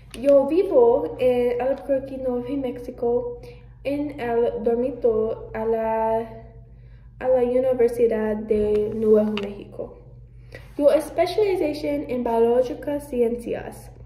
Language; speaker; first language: Spanish; non-native, learner; English